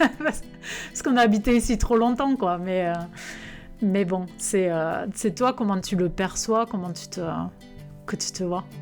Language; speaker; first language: French; native; French